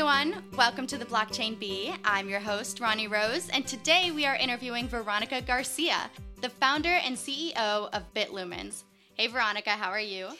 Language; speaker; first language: English; native; English